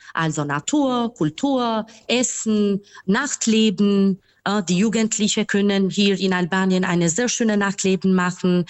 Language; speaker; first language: German; non-native, fluent; Albanian